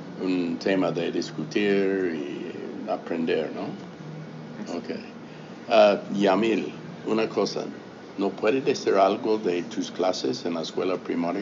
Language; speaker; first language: Spanish; non-native, fluent; English